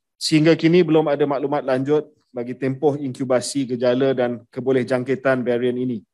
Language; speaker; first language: Malay; native; Malay